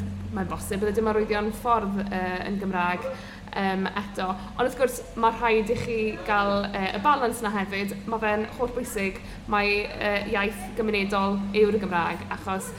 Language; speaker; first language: Welsh; native; Welsh